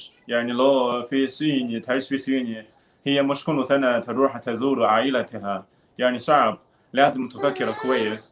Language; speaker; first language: Arabic; non-native, learner; Chinese